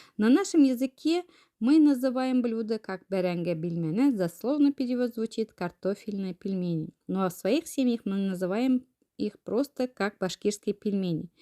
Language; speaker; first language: Russian; non-native, local second language; Bashkir